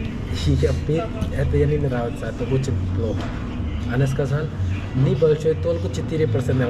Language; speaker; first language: Russian; non-native, learner; Hindi